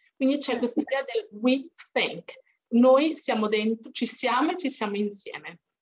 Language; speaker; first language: Italian; native; Italian